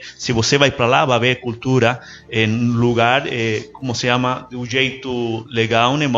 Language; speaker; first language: Portuguese; non-native, learner; Spanish